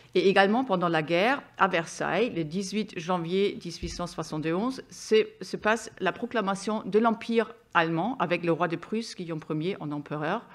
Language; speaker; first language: French; non-native, fluent; German